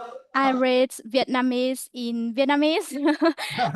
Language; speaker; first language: English; non-native, learner; Vietnamese